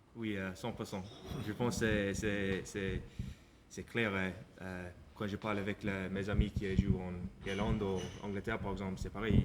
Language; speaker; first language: French; non-native, learner; English